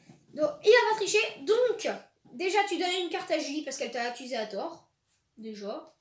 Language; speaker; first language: French; native; French